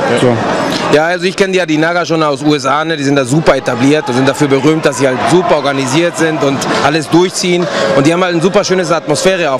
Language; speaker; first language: German; native; German